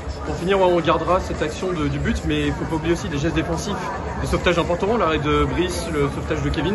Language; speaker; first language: French; native; French